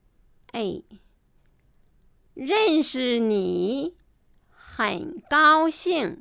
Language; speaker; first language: Chinese; non-native, fluent; Japanese